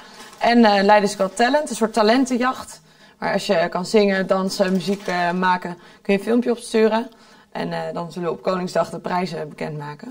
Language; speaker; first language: Dutch; native; Dutch